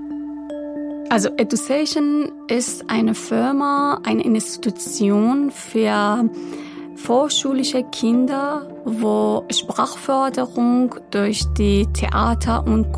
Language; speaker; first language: German; non-native, fluent; Persian